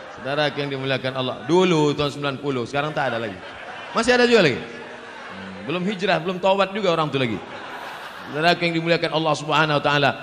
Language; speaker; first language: Malay; native; Malay